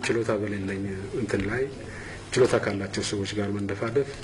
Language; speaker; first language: Amharic; non-native, local second language; Tigrinya